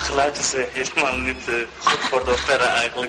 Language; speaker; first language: Dutch; non-native, learner; Turkish